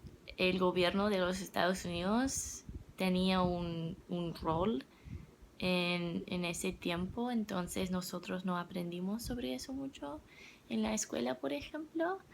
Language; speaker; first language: Spanish; non-native, learner; English